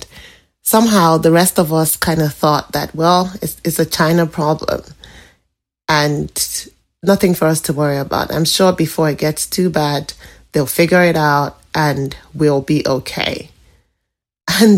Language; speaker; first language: English; non-native, local second language; Igbo